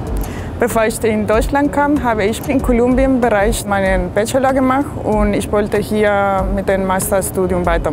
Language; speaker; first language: German; non-native, fluent; Spanish